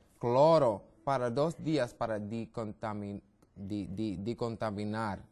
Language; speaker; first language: Spanish; non-native, learner; English